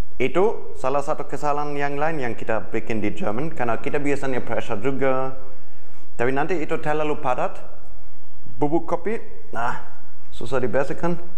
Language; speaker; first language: Indonesian; non-native, fluent; German